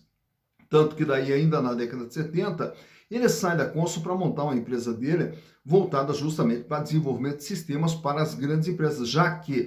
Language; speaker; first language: Portuguese; native; Portuguese